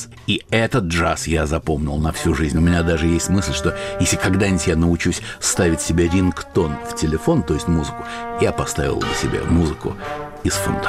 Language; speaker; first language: Russian; native; Russian